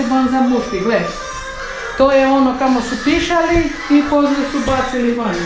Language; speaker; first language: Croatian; non-native, learner; Portuguese